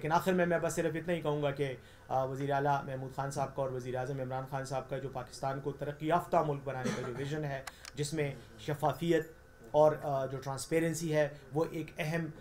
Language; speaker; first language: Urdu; non-native, local second language; Pashto